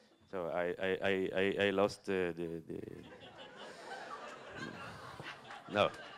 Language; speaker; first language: English; non-native, learner; German